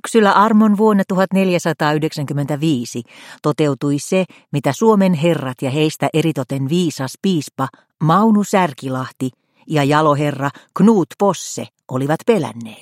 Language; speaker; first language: Finnish; native; Finnish